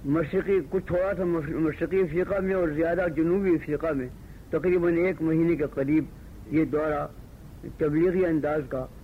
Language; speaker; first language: Urdu; native; Urdu